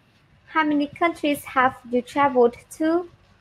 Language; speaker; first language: English; non-native, learner; Vietnamese